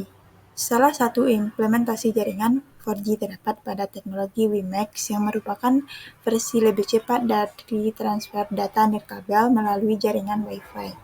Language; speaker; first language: Indonesian; native; Indonesian